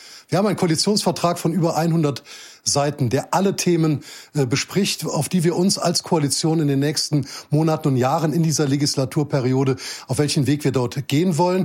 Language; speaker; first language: German; native; German